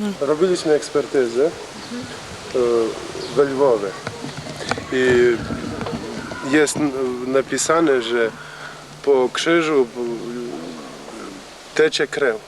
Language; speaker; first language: Polish; non-native, learner; Ukrainian